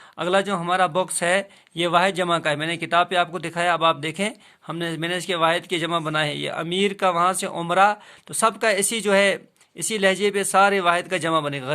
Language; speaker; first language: Urdu; non-native, local second language; Kashmiri